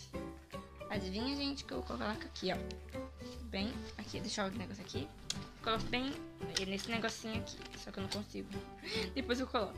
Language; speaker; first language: Portuguese; early bilingual, heritage; Portuguese